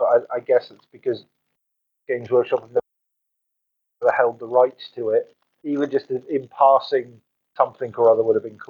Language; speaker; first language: English; native; English